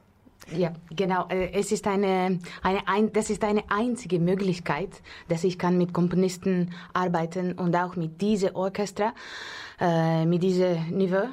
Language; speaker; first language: German; non-native, fluent; Russian